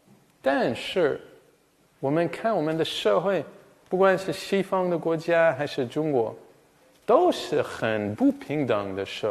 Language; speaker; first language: Chinese; non-native, fluent; English